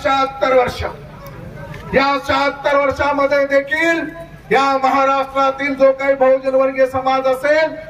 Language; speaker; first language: Marathi; non-native, local second language; Lambadi